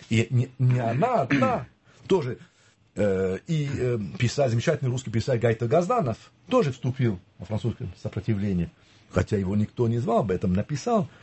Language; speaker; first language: Russian; non-native, fluent; French